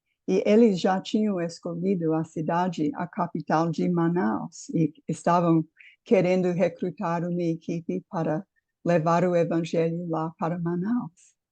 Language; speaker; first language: Portuguese; non-native, fluent; English